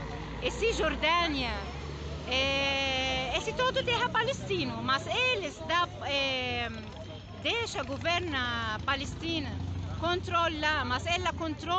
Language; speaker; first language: Portuguese; non-native, learner; Arabic